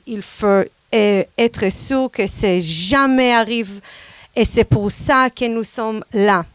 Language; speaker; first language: French; non-native, fluent; Hebrew